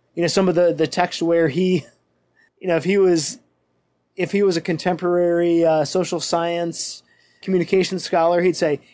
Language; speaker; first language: English; native; English